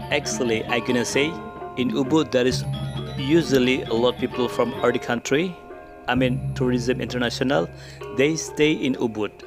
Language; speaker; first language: English; non-native, learner; Indonesian